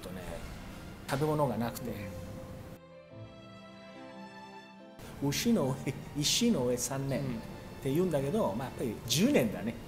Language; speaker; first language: Japanese; non-native, fluent; Italian